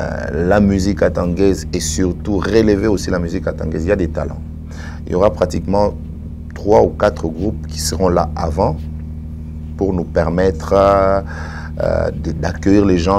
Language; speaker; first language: French; non-native, local second language; Swahili